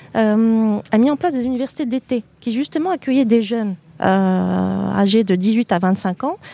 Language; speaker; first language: French; native; French